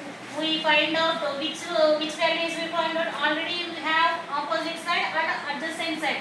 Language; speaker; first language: English; non-native, local second language; Telugu